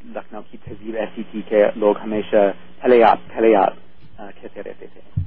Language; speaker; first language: Urdu; non-native, fluent; English